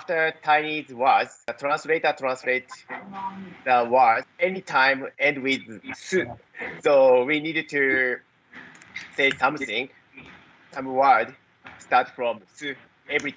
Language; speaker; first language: English; non-native, learner; Japanese